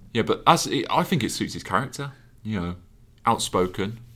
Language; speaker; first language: English; native; English